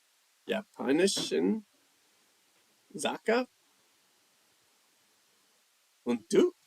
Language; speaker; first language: German; non-native, fluent; English